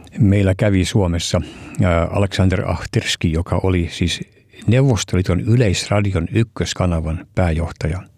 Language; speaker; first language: Finnish; early bilingual, heritage; Finnish